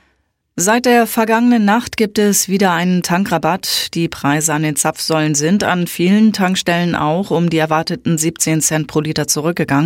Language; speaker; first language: German; native; German